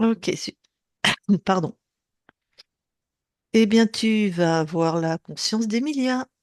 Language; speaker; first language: French; native; French